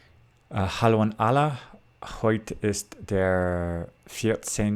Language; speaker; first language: German; non-native, learner; English